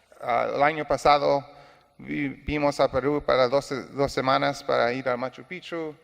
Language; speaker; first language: Spanish; non-native, learner; English